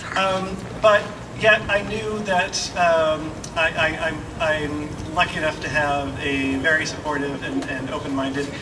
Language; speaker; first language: English; native; English